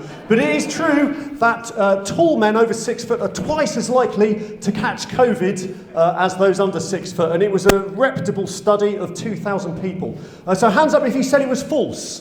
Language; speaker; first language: English; native; English